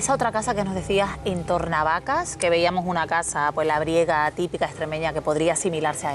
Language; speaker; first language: Spanish; native; Spanish